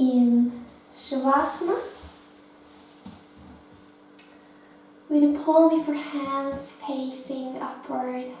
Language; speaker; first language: English; non-native, fluent; Norwegian